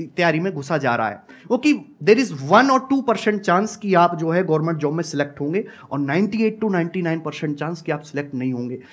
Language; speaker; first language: Hindi; native; Hindi